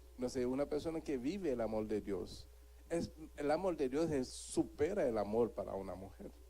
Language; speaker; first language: Spanish; non-native, fluent; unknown